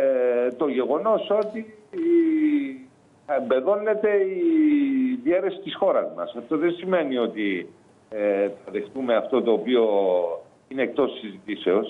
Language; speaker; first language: Greek; native; Greek